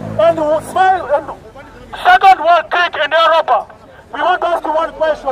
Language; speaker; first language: English; non-native, learner; Lingala